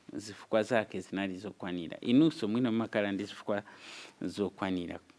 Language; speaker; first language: Nyanja; non-native, fluent; Nyankole